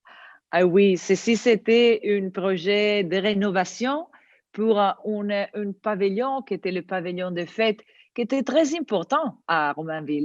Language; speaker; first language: French; non-native, fluent; Italian